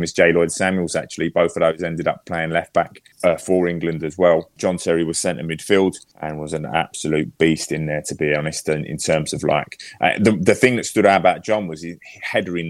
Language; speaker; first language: English; native; English